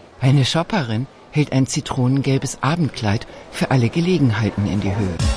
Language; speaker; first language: German; native; German